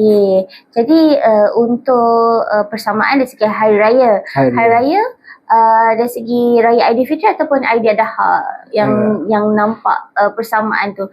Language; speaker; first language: Malay; native; Malay